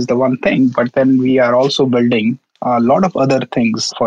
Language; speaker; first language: English; non-native, local second language; Marathi